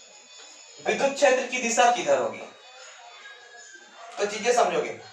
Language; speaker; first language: Hindi; native; Hindi